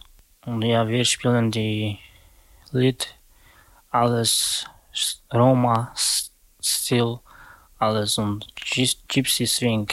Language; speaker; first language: German; non-native, learner; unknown